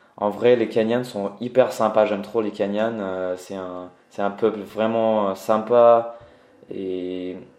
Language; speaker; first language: French; early bilingual, other home language; English